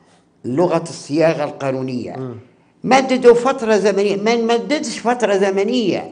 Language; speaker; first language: Arabic; native; Arabic